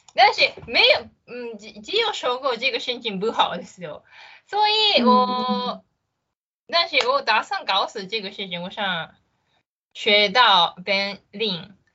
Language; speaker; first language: Chinese; non-native, learner; Japanese